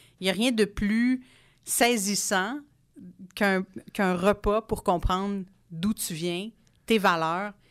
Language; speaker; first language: French; non-native, local second language; English